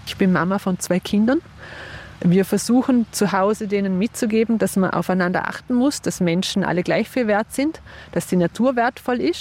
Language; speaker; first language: German; native; German